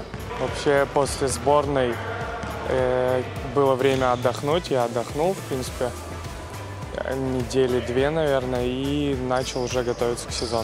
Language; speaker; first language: Russian; native; Russian